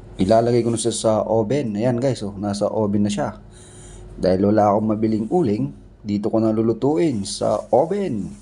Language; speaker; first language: Filipino; native; Filipino